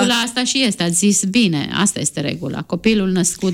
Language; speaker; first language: Romanian; native; Romanian